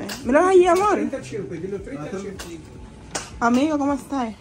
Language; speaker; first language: Spanish; native; Spanish